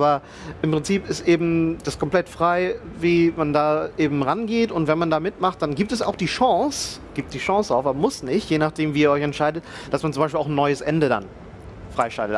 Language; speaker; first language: German; native; German